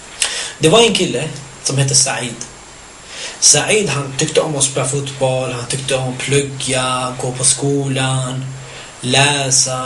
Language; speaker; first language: Swedish; early bilingual, other home language; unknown